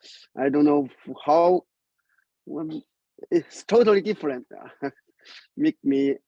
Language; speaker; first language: English; non-native, learner; Chinese